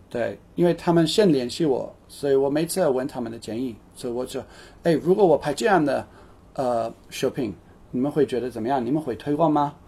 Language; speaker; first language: Chinese; non-native, fluent; English